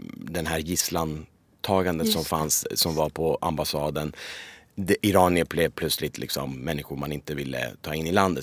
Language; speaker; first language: Swedish; early bilingual, other home language; Persian